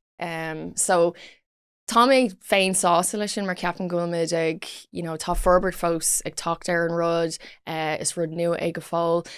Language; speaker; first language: Irish; non-native, local second language; English